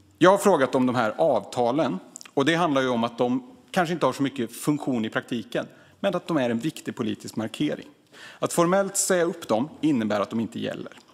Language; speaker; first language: Swedish; native; Swedish